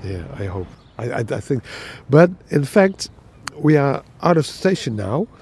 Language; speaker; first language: English; non-native, fluent; Dutch